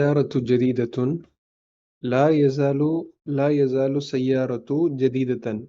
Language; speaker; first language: Arabic; non-native, learner; Tamil